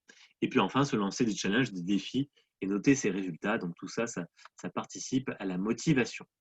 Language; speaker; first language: French; native; French